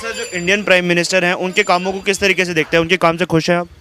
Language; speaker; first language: Hindi; native; Hindi